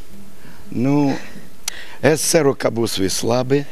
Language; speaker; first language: Latvian; non-native, local second language; Russian